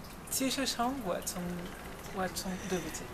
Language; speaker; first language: Chinese; non-native, learner; French